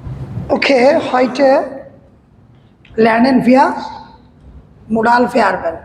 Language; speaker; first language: German; non-native, fluent; Bangla